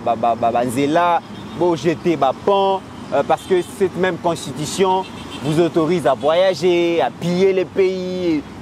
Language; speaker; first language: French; non-native, local second language; Lingala